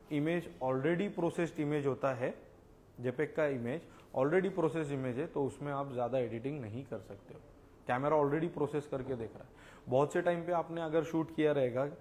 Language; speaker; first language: Hindi; non-native, local second language; Marathi